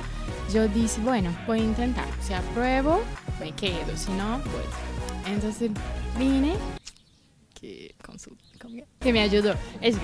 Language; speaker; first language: Spanish; non-native, fluent; Portuguese